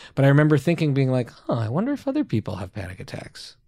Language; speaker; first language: English; native; English